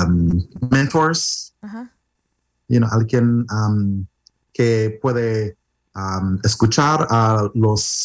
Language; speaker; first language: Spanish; non-native, learner; English